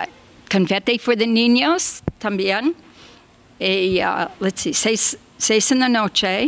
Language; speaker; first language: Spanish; non-native, learner; English